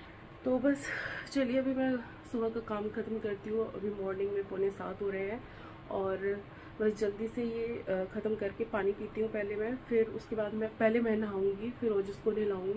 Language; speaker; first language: Hindi; native; Hindi